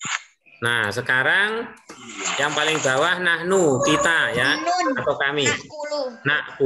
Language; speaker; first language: Malay; native; Malay